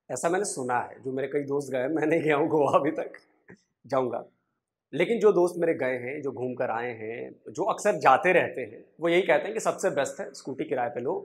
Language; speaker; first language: Hindi; native; Hindi